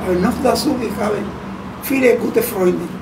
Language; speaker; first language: German; non-native, fluent; Spanish